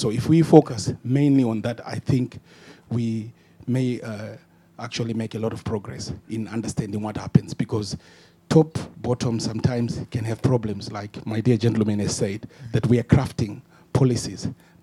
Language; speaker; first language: English; non-native, local second language; Shona